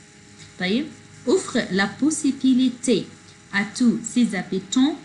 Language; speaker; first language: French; non-native, fluent; Arabic